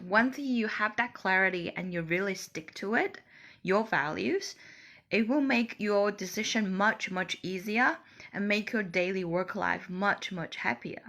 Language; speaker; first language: English; non-native, fluent; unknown